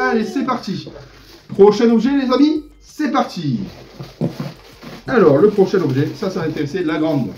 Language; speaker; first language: French; native; French